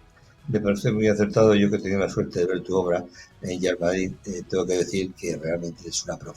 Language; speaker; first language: Spanish; native; Spanish